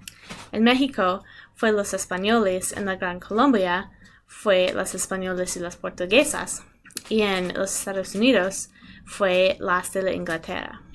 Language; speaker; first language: Spanish; non-native, learner; English